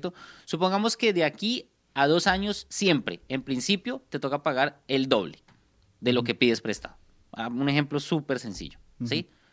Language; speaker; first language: Spanish; native; Spanish